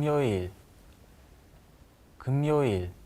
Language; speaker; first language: Korean; non-native, learner; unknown